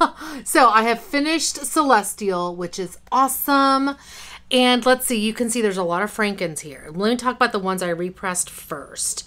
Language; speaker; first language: English; native; English